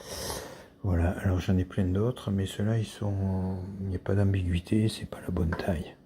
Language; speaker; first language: French; native; French